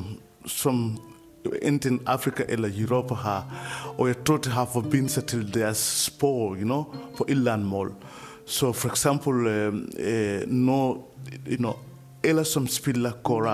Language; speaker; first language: Danish; non-native, fluent; Mandingo